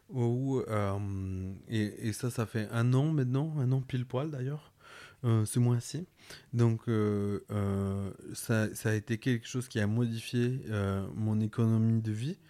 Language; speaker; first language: French; non-native, fluent; Spanish